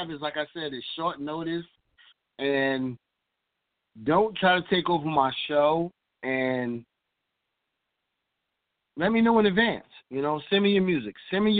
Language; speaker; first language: English; native; English